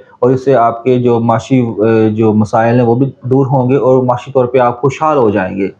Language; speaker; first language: Urdu; non-native, local second language; Punjabi